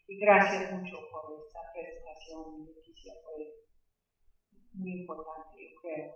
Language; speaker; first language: Spanish; non-native, fluent; English